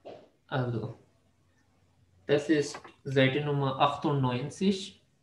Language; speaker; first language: German; non-native, fluent; Urdu